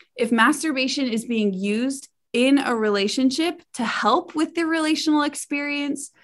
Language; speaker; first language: English; native; English